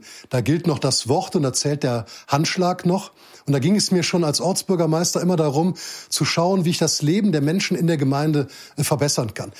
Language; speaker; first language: German; native; German